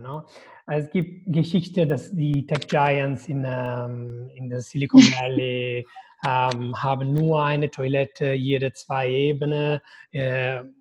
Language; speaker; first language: German; non-native, learner; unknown